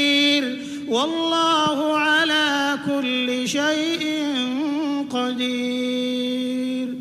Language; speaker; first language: Arabic; native; Arabic